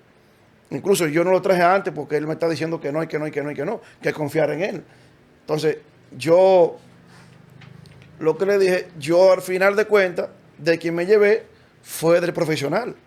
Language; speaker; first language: Spanish; native; Spanish